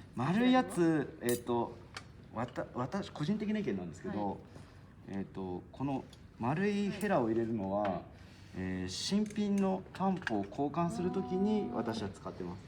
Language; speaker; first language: Japanese; native; Japanese